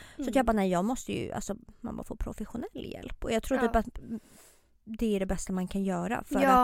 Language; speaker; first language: Swedish; native; Swedish